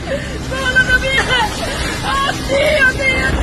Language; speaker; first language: Italian; native; Italian